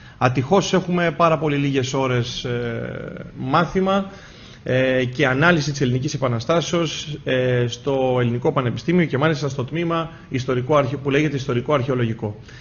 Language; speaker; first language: Greek; native; Greek